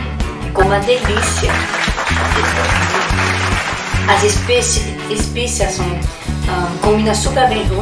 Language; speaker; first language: Portuguese; non-native, learner; French